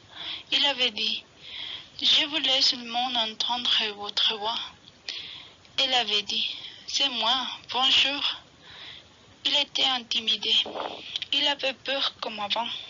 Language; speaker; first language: French; non-native, learner; Spanish